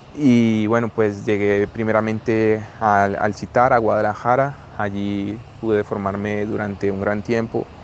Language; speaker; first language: Spanish; native; Spanish